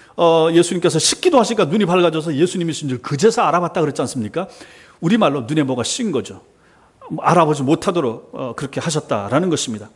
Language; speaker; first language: Korean; native; Korean